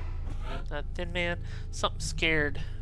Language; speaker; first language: English; native; English